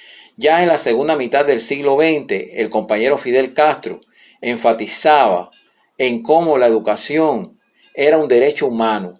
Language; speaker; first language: Spanish; native; Spanish